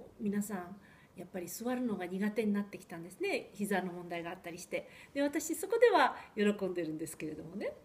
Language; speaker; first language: Japanese; early bilingual, heritage; Japanese